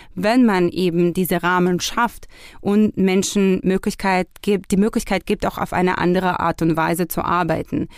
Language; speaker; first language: German; non-native, fluent; Hebrew